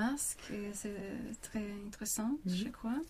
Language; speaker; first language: French; non-native, learner; Swedish